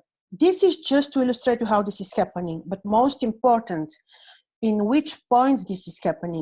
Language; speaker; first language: English; non-native, fluent; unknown